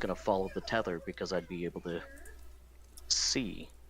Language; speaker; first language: English; native; English